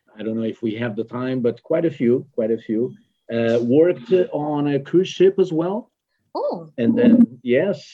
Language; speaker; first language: English; non-native, fluent; Portuguese